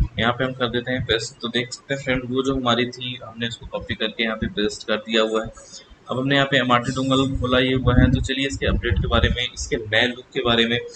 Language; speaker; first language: Hindi; native; Hindi